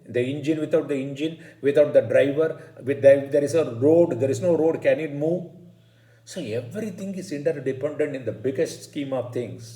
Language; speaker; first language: English; non-native, local second language; Tamil